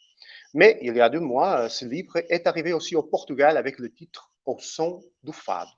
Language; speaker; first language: French; non-native, fluent; Portuguese